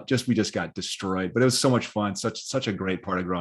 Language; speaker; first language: English; native; English